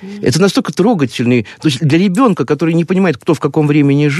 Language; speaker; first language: Russian; native; Russian